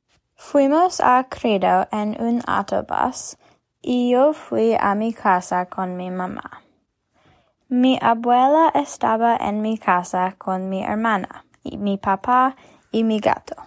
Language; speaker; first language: Spanish; non-native, learner; English